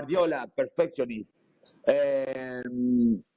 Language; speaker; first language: English; non-native, learner; Spanish